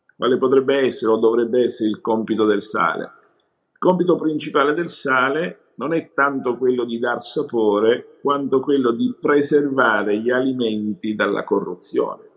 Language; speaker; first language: Italian; native; Italian